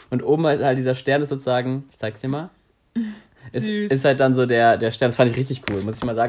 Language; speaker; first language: German; native; German